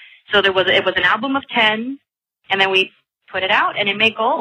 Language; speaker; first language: English; non-native, local second language; Filipino